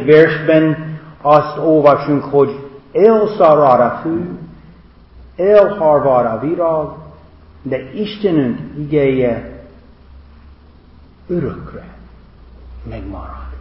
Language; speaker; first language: Hungarian; non-native, learner; English